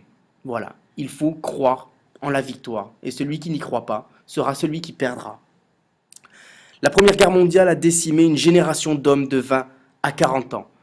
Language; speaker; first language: French; native; French